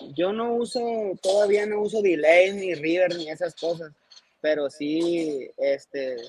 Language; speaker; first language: Spanish; non-native, local second language; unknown